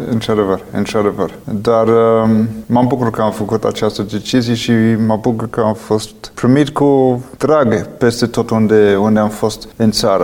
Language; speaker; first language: Romanian; non-native, fluent; English